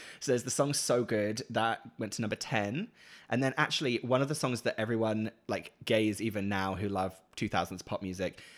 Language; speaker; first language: English; native; English